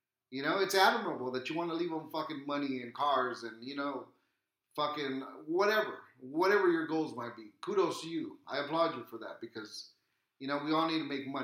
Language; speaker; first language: English; native; English